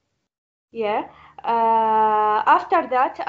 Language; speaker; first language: English; non-native, learner; Arabic